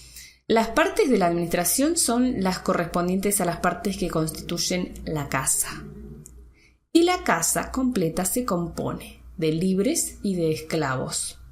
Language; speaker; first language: Spanish; native; Spanish